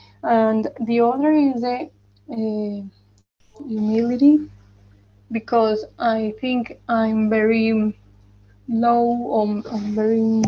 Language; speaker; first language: English; non-native, learner; Spanish